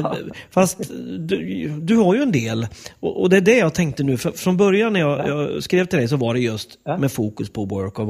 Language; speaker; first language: Swedish; native; Swedish